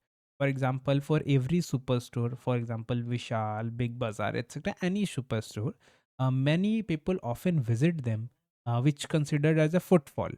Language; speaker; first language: English; non-native, local second language; Hindi